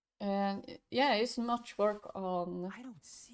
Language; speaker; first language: English; non-native, learner; Swedish